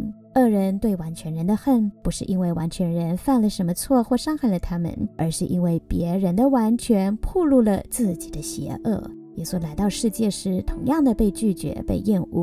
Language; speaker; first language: Chinese; native; Chinese